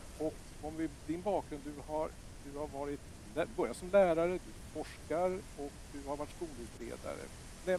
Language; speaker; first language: Swedish; native; Swedish